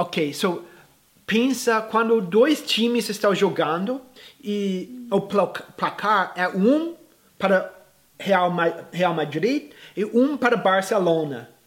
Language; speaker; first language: Portuguese; non-native, fluent; English